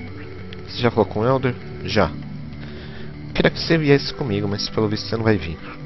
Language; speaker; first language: Portuguese; native; Portuguese